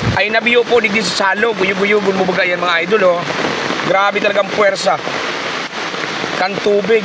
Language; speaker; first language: Filipino; non-native, local second language; Bikol